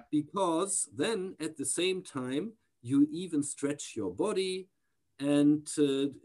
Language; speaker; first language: English; non-native, fluent; German